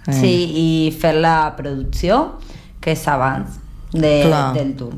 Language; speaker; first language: Catalan; non-native, learner; Spanish